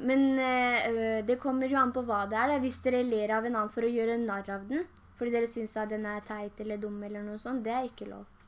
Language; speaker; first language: Norwegian; early bilingual, other home language; Urdu